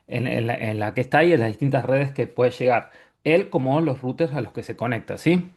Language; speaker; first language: Spanish; native; Spanish